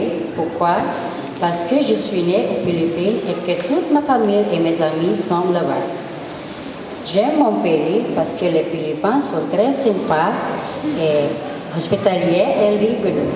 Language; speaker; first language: French; non-native, fluent; Filipino